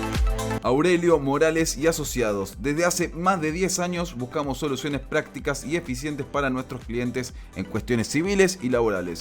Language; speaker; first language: Spanish; native; Spanish